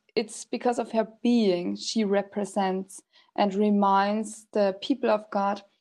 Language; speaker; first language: English; non-native, fluent; German